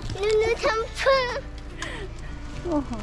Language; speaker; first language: Thai; early bilingual, heritage; Thai